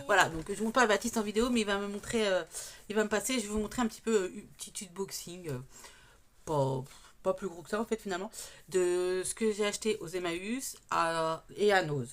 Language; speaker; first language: French; native; French